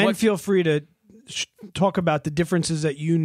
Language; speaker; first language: English; native; English